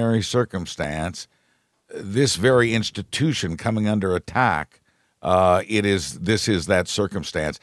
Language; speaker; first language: English; native; English